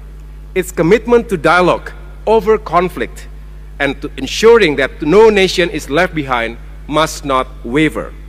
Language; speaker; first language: English; non-native, fluent; Indonesian